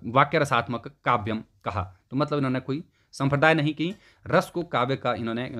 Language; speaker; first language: Hindi; native; Hindi